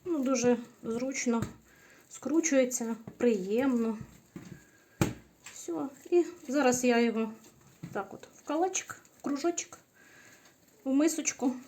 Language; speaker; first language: Ukrainian; native; Ukrainian